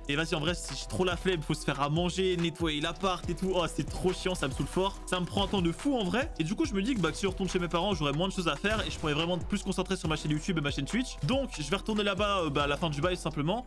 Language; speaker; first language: French; native; French